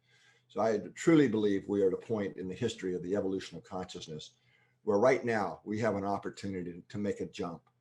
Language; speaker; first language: English; native; English